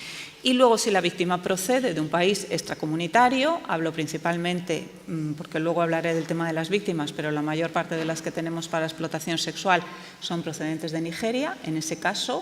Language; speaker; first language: Spanish; native; Spanish